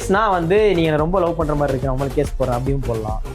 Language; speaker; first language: Tamil; native; Tamil